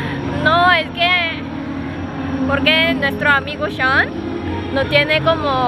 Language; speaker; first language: Spanish; non-native, fluent; Korean